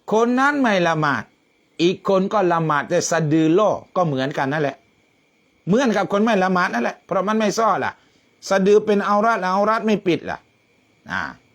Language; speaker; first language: Thai; non-native, local second language; Malay